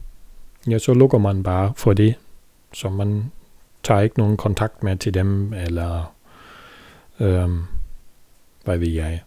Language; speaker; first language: Danish; non-native, fluent; German